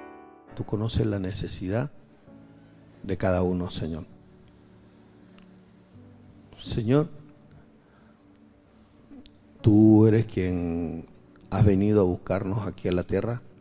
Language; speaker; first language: Spanish; native; Spanish